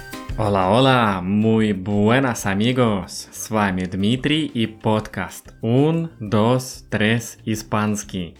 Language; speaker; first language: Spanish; non-native, fluent; Russian